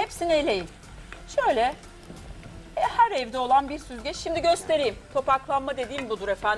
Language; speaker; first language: Turkish; native; Turkish